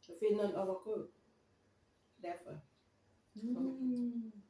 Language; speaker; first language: Swedish; non-native, learner; Thai